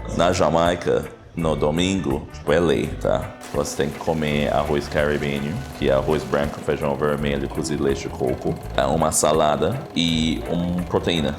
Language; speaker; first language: Portuguese; non-native, fluent; English